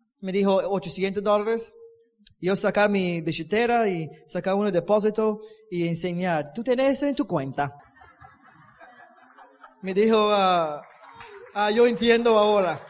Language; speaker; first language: Spanish; non-native, learner; English